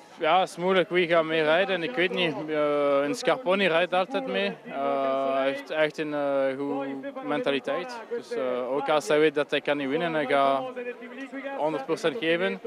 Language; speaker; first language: Dutch; non-native, local second language; French